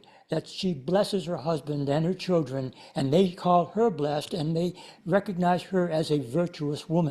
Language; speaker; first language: English; native; English